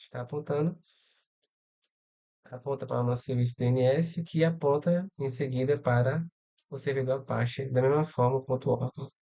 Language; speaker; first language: Portuguese; native; Portuguese